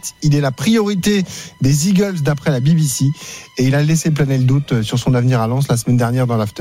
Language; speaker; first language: French; native; French